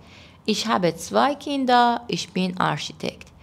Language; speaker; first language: German; non-native, fluent; Persian